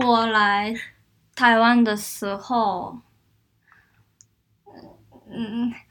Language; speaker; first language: Chinese; non-native, fluent; Korean